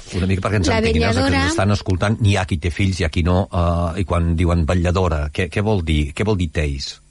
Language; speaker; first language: Catalan; native; Catalan